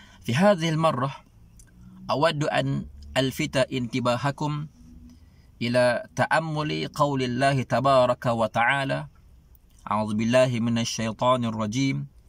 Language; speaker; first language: Arabic; non-native, fluent; Malay